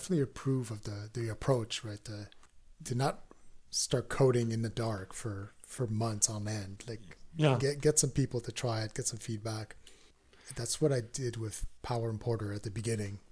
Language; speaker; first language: English; non-native, fluent; French